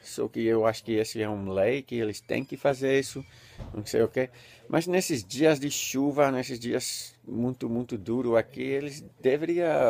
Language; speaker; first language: Portuguese; non-native, learner; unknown